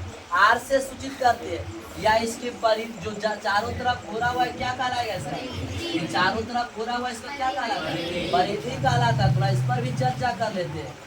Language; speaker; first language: Hindi; native; Hindi